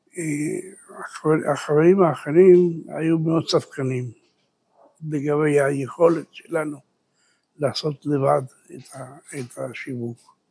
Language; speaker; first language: Hebrew; early bilingual, other home language; Spanish